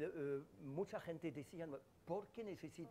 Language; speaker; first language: Spanish; non-native, fluent; French